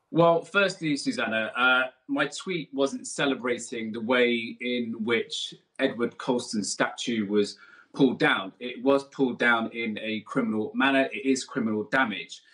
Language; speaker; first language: English; native; English